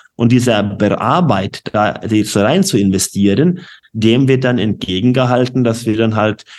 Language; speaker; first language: German; non-native, fluent; Norwegian